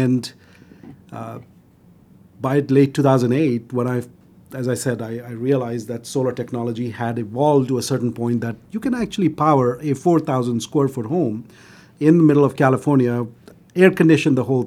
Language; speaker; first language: English; non-native, local second language; Hindi